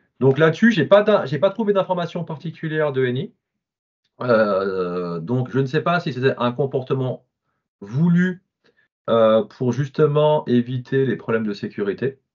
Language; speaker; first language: French; native; French